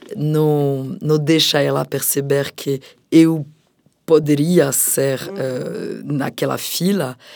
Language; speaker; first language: Portuguese; non-native, fluent; French